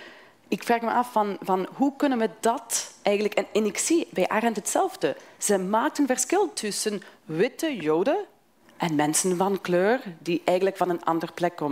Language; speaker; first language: Dutch; non-native, fluent; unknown